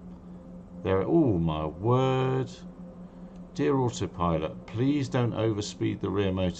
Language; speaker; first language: English; native; English